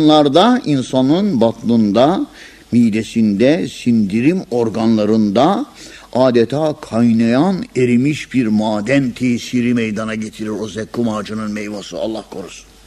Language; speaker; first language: Turkish; native; Turkish